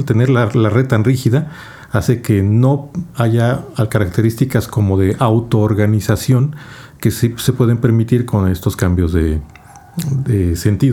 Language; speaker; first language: Spanish; native; Spanish